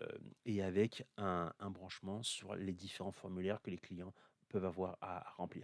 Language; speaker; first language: French; native; French